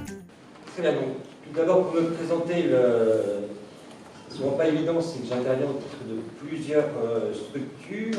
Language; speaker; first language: French; native; French